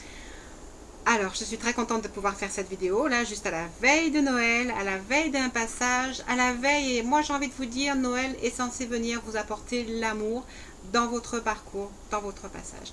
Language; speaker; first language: French; native; French